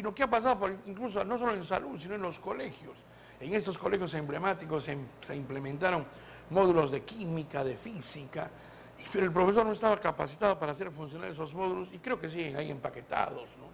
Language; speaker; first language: Spanish; native; Spanish